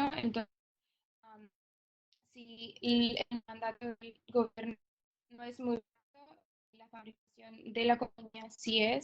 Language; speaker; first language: Spanish; non-native, fluent; English